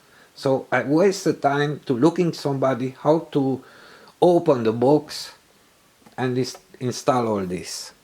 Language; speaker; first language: English; non-native, learner; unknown